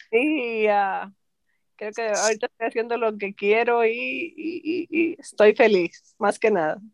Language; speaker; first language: Spanish; native; Spanish